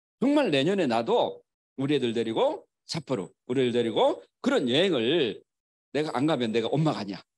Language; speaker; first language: Korean; native; Korean